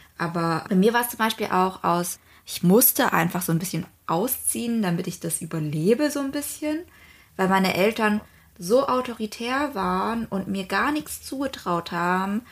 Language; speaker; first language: German; early bilingual, other home language; Vietnamese